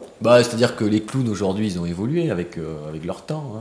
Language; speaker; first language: French; native; French